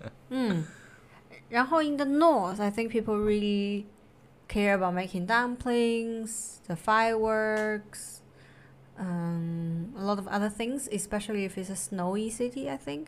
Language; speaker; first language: English; non-native, fluent; Chinese